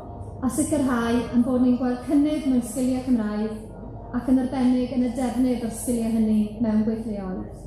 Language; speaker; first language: Welsh; native; Welsh